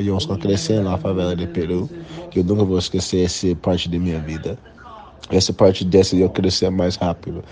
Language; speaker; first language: Portuguese; non-native, learner; English